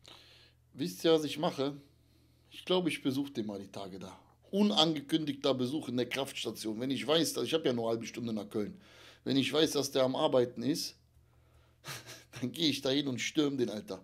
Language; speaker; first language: German; native; German